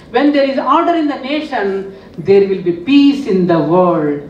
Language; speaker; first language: English; non-native, local second language; Telugu